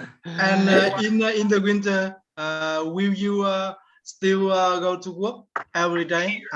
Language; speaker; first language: English; non-native, learner; Vietnamese